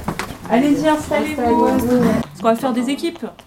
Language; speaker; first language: French; native; French